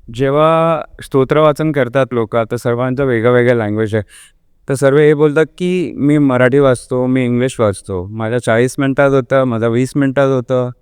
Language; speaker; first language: Marathi; non-native, local second language; Telugu